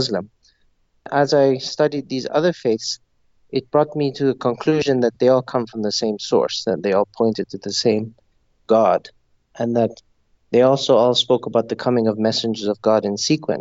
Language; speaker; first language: English; non-native, local second language; Persian